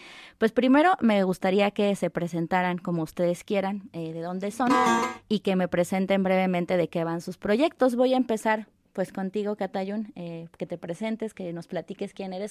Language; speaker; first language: Spanish; native; Spanish